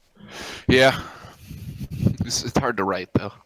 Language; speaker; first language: English; native; English